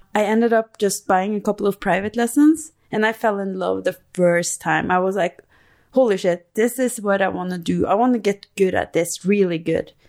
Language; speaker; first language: English; non-native, fluent; Norwegian